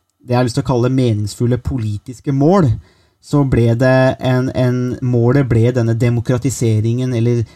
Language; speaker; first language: Norwegian; native; Norwegian